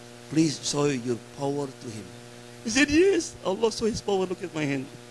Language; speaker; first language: English; non-native, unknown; Indonesian